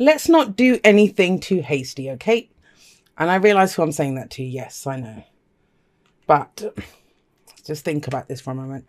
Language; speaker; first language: English; native; English